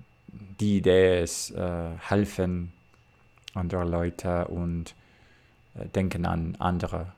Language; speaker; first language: German; non-native, learner; English